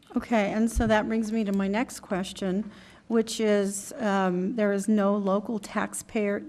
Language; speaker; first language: English; native; English